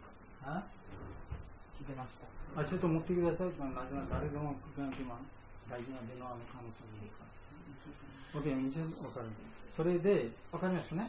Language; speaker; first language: Japanese; non-native, learner; Bangla